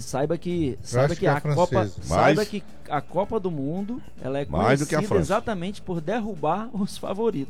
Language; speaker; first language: Portuguese; native; Portuguese